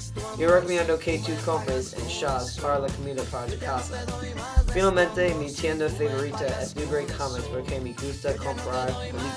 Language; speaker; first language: Spanish; non-native, learner; English